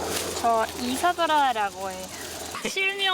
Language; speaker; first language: Korean; non-native, fluent; French